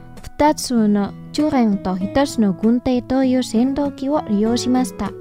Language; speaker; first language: Japanese; non-native, fluent; Indonesian